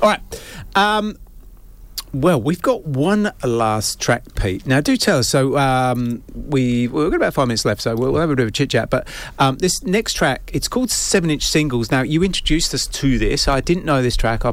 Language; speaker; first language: English; native; English